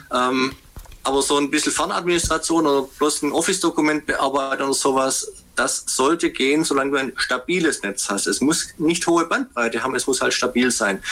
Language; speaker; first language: German; native; German